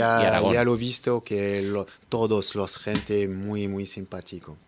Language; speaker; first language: Spanish; non-native, learner; French